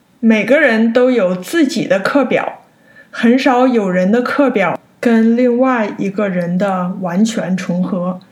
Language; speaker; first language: Chinese; early bilingual, heritage; Chinese